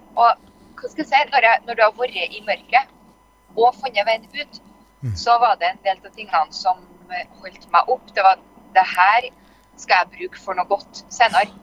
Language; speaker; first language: Norwegian; native; Norwegian